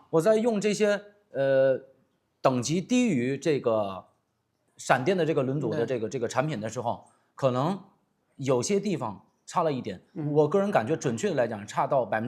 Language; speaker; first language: Chinese; native; Chinese